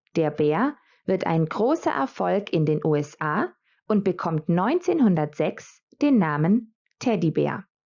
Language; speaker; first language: German; non-native, fluent; Croatian